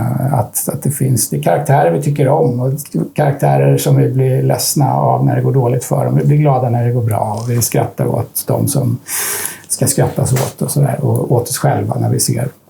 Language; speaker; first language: Swedish; native; Swedish